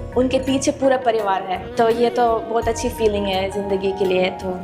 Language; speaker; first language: Hindi; non-native, fluent; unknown